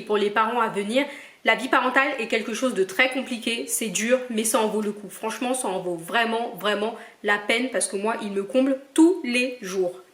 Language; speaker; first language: French; early bilingual, other home language; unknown